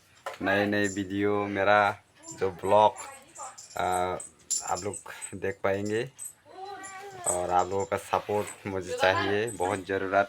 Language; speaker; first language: Hindi; non-native, local second language; Kok Borok